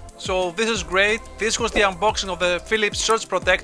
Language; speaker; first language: English; non-native, fluent; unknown